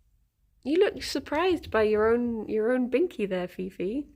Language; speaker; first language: English; native; English